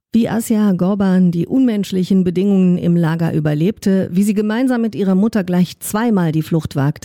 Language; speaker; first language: German; native; German